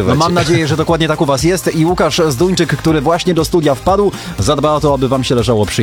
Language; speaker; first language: Polish; native; Polish